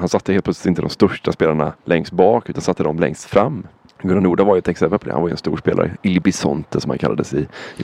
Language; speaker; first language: Swedish; native; Swedish